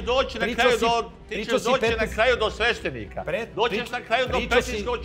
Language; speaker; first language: Serbian; native; Serbian